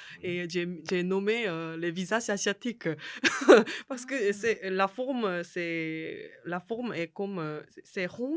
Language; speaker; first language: French; non-native, fluent; Korean